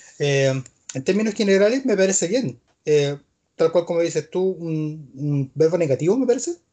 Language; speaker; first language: Spanish; native; Spanish